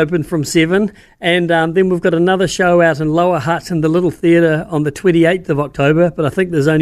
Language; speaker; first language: English; native; English